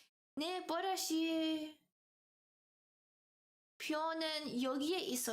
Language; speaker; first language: Korean; non-native, learner; English